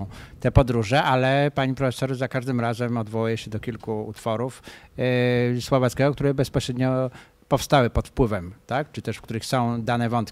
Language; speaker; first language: Polish; native; Polish